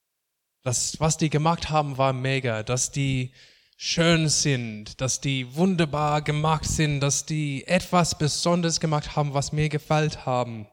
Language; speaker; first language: German; non-native, fluent; English